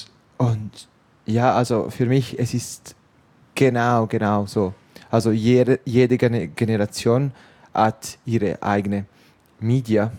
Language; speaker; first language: German; non-native, local second language; Italian